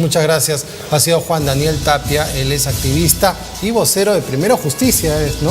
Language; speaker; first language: Spanish; native; Spanish